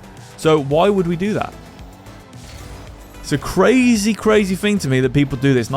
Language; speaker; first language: English; native; English